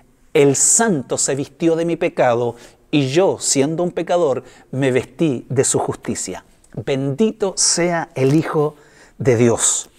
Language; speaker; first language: Spanish; native; Spanish